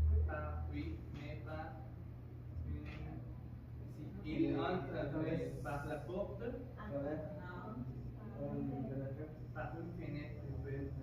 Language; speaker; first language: French; non-native, fluent; Spanish